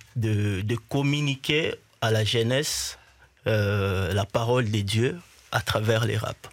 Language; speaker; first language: French; non-native, local second language; Swahili